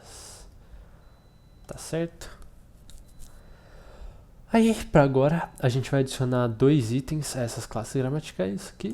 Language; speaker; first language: Portuguese; native; Portuguese